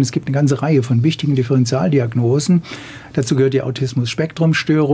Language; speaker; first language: German; native; German